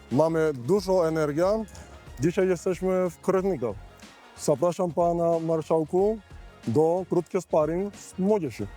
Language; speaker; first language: Polish; non-native, learner; Spanish